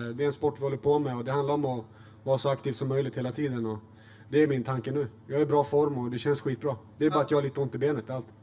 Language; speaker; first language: Swedish; native; Swedish